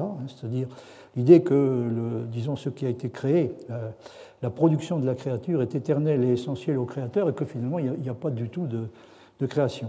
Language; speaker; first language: French; native; French